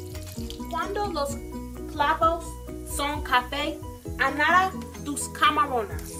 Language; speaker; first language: Spanish; non-native, learner; English